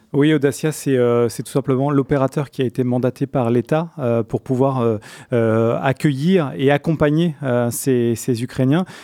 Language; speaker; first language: French; native; French